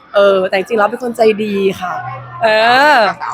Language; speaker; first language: Thai; native; Thai